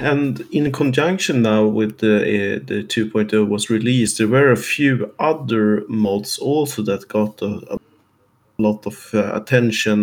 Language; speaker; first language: English; non-native, fluent; Swedish